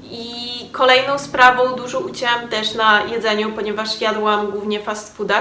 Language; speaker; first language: Polish; native; Polish